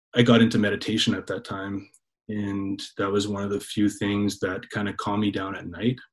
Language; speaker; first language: English; native; English